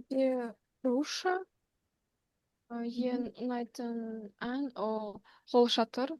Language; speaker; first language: Kazakh; non-native, local second language; Russian